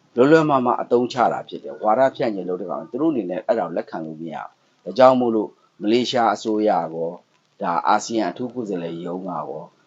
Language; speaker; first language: Burmese; non-native, local second language; Pa'o Karen